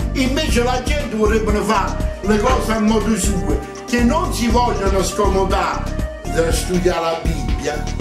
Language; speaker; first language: Italian; native; Italian